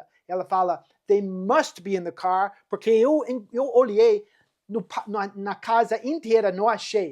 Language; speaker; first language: Portuguese; non-native, fluent; English